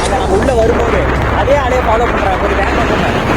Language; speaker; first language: Tamil; native; Tamil